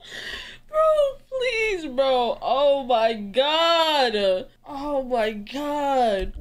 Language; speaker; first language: English; native; English